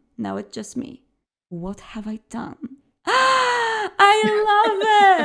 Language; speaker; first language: English; non-native, fluent; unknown